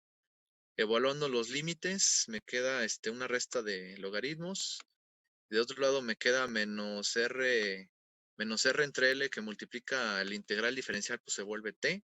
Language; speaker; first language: Spanish; native; Spanish